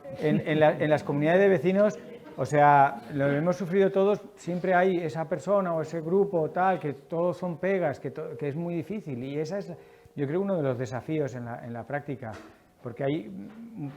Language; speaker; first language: Spanish; native; Spanish